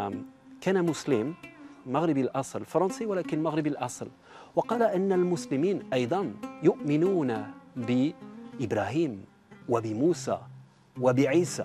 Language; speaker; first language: Arabic; non-native, fluent; French